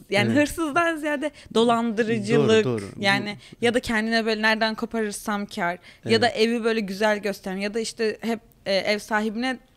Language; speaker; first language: Turkish; native; Turkish